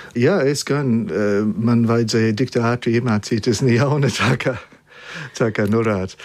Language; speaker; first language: Latvian; early bilingual, heritage; Latvian